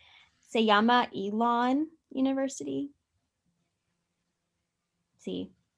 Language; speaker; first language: Spanish; non-native, learner; English